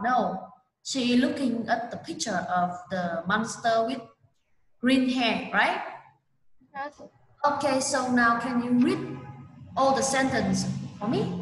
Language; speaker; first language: English; non-native, fluent; Vietnamese